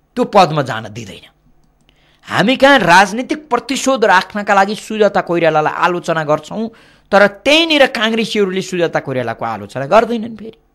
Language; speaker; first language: Nepali; native; Nepali